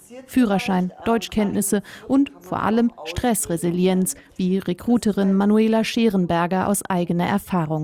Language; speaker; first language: German; native; German